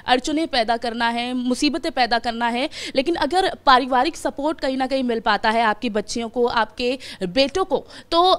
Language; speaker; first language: Hindi; native; Hindi